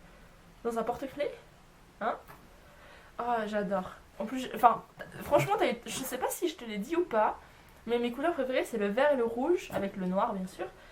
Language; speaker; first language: French; native; French